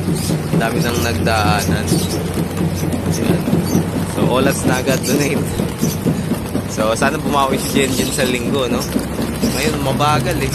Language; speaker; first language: Filipino; native; Filipino